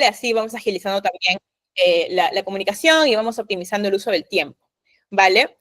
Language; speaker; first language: Spanish; native; Spanish